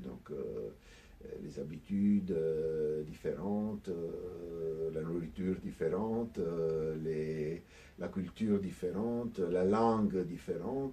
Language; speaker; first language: French; non-native, fluent; Italian